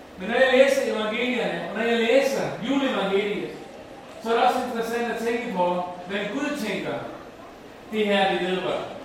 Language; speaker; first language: Danish; non-native, local second language; Faroese